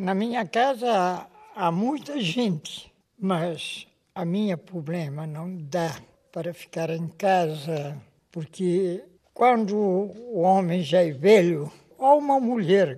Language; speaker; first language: Portuguese; non-native, local second language; Kabuverdianu